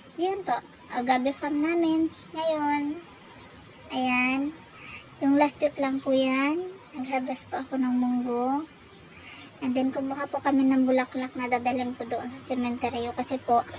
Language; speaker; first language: Filipino; non-native, local second language; Bikol